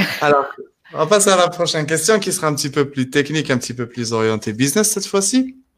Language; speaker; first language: French; non-native, local second language; Arabic